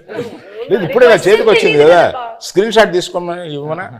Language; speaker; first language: Telugu; native; Telugu